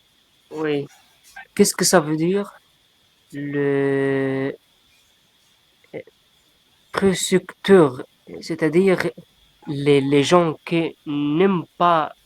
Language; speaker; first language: French; non-native, learner; Arabic